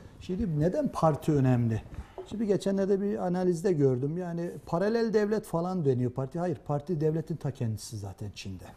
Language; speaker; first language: Turkish; native; Turkish